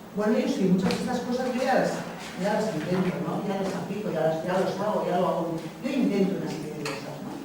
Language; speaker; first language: Spanish; native; Spanish